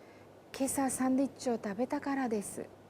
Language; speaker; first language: Japanese; non-native, fluent; Hindi